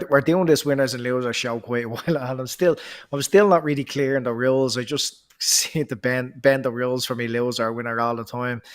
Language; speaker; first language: English; native; English